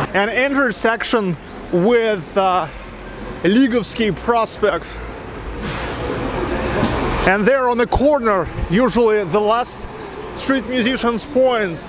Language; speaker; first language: English; non-native, learner; Russian